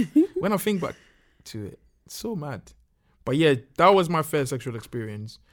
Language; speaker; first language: English; non-native, local second language; Akan